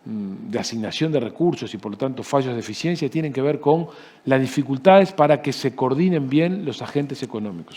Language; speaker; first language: Spanish; native; Spanish